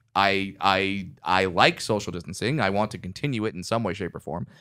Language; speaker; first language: English; native; English